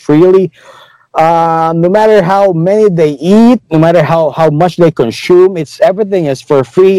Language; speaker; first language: English; non-native, local second language; Hiligaynon